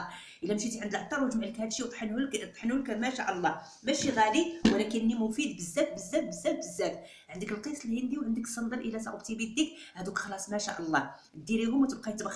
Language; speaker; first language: Arabic; native; Arabic